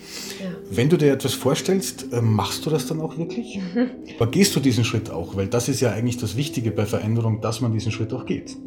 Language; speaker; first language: German; native; German